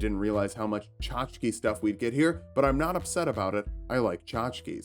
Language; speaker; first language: English; native; English